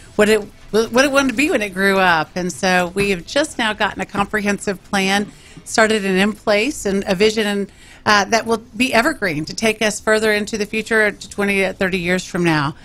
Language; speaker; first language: English; native; English